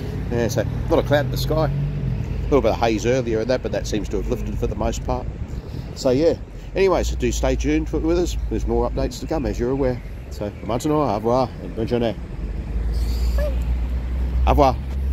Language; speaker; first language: English; native; English